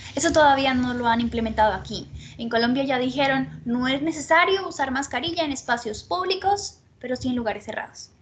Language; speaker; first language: Spanish; native; Spanish